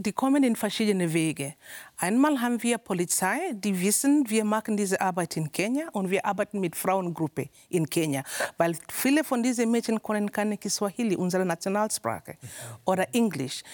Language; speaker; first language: German; non-native, learner; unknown